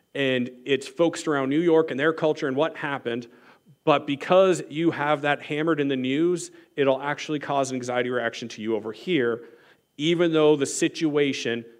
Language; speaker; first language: English; native; English